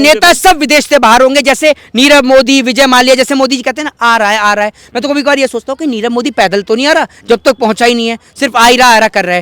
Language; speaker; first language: Hindi; native; Hindi